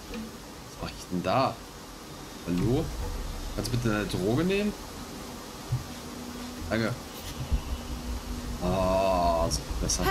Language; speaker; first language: German; native; German